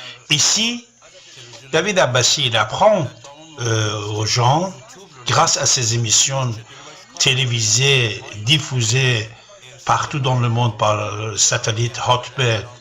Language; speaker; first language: French; non-native, fluent; Persian